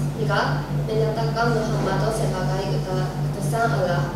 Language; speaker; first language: Indonesian; non-native, learner; Japanese